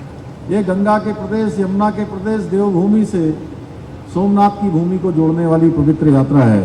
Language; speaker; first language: Hindi; native; Hindi